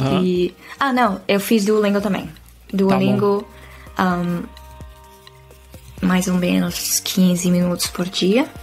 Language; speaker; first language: Portuguese; non-native, fluent; Dutch